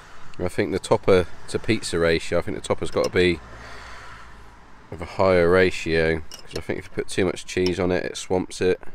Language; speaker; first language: English; native; English